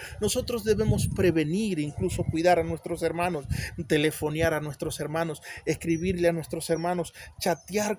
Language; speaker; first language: Spanish; native; Spanish